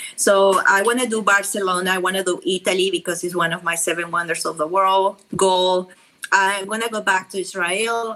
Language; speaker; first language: English; non-native, fluent; Spanish